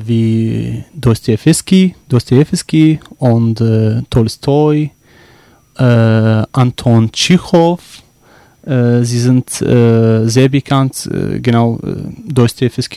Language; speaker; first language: German; non-native, learner; Arabic